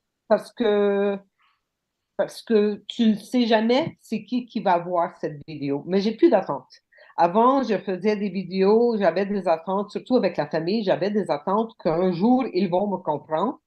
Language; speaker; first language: French; non-native, local second language; English